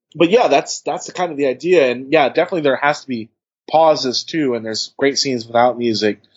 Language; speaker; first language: English; native; English